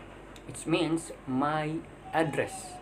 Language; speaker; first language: English; non-native, learner; Indonesian